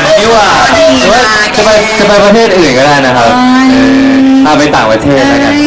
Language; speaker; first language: Thai; native; Thai